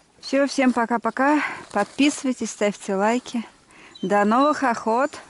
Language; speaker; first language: Russian; native; Russian